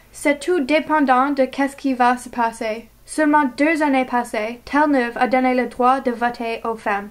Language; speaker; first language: French; non-native, learner; English